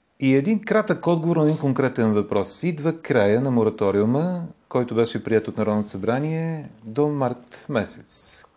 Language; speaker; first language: Bulgarian; native; Bulgarian